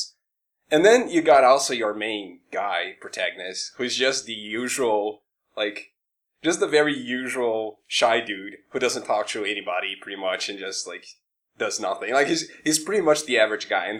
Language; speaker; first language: English; non-native, fluent; Portuguese